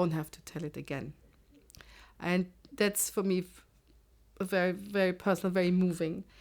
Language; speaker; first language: English; non-native, fluent; German